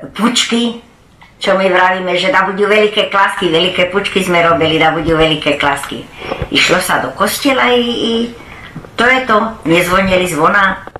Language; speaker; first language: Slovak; early bilingual, heritage; Slovak